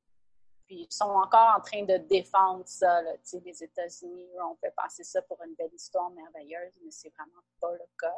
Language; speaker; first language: French; native; French